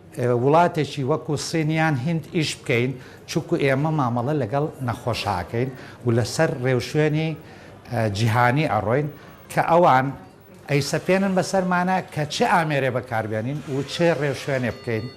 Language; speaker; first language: Central Kurdish; native; Central Kurdish